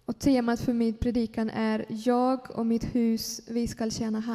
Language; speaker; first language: Swedish; non-native, fluent; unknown